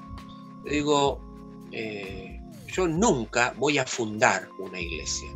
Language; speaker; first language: Spanish; native; Spanish